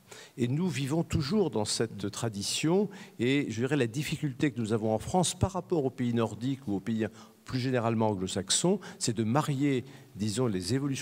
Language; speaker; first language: French; native; French